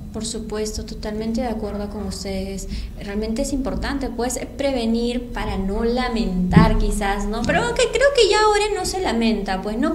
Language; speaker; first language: Spanish; native; Spanish